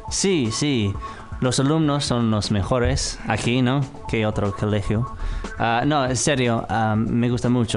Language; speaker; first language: Spanish; non-native, fluent; English